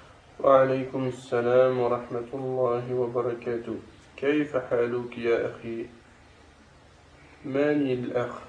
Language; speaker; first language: Arabic; non-native, learner; French